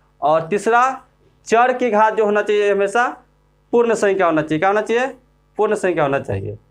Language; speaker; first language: Hindi; native; Hindi